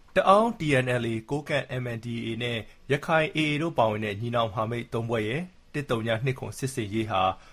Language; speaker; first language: Burmese; native; Burmese